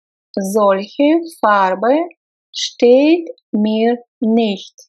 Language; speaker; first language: German; non-native, fluent; Russian